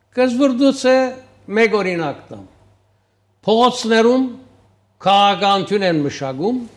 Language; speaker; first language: Armenian; early bilingual, heritage; Armenian